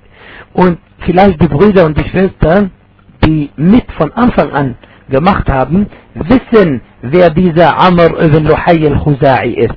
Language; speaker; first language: German; non-native, fluent; Arabic